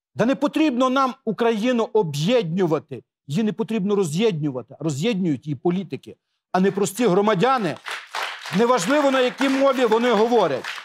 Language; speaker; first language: Ukrainian; native; Ukrainian